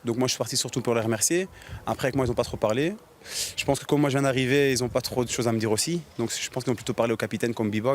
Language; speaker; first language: French; native; French